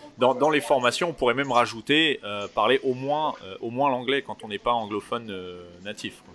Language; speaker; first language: French; native; French